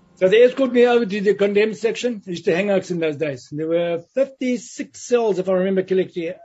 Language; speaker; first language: English; native; English